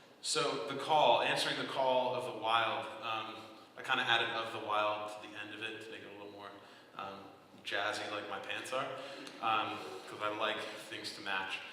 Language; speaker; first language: English; native; English